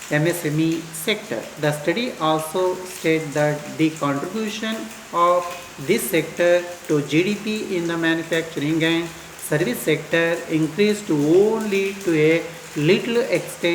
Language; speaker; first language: English; non-native, local second language; Kannada